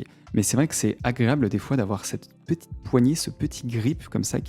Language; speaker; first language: French; native; French